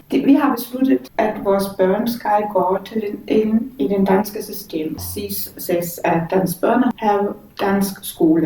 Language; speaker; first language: Danish; non-native, learner; German